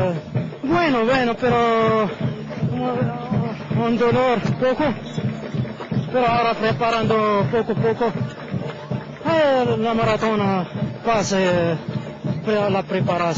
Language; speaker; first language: Spanish; non-native, learner; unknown